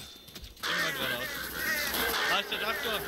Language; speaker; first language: German; native; German